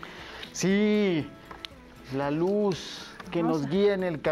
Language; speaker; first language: Spanish; native; Spanish